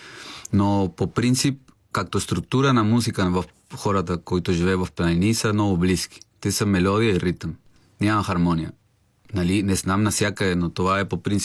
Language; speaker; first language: Bulgarian; non-native, learner; Spanish